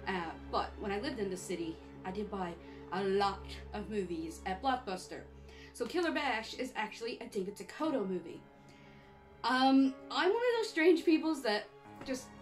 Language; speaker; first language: English; native; English